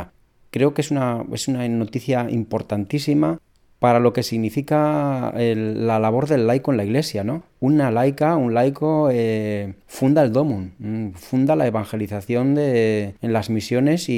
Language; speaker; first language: Spanish; native; Spanish